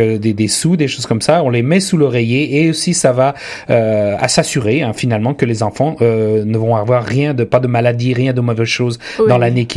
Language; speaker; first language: French; native; French